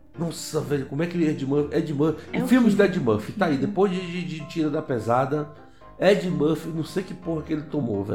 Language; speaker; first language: Portuguese; native; Portuguese